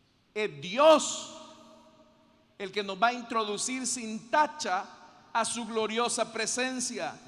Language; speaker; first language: Spanish; native; Spanish